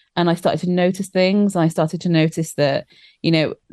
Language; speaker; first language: English; native; English